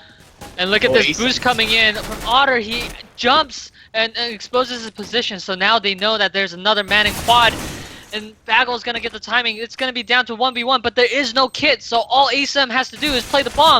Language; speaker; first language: English; native; English